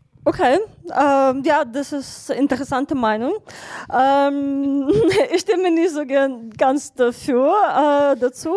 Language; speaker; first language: German; non-native, fluent; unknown